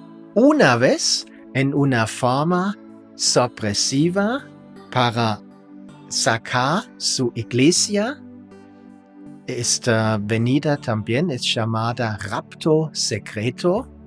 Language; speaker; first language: Spanish; non-native, fluent; German